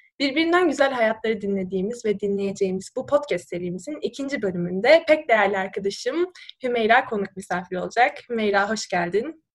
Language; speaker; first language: Turkish; native; Turkish